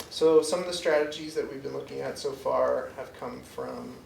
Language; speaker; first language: English; native; English